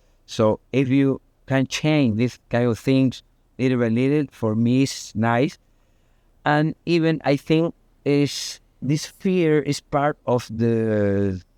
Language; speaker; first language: English; non-native, learner; Spanish